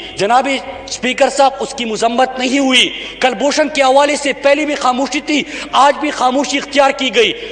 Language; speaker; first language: Urdu; non-native, local second language; Pashto